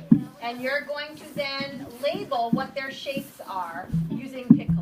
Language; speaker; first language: English; native; English